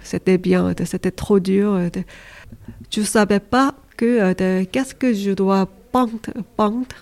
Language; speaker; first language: French; non-native, learner; Korean